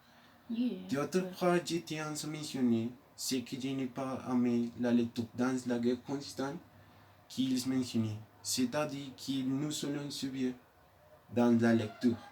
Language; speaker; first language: French; non-native, learner; Spanish